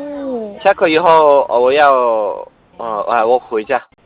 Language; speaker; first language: Chinese; non-native, learner; Korean